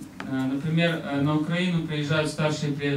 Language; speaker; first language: Russian; native; Russian